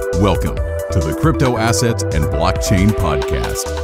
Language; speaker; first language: English; non-native, fluent; German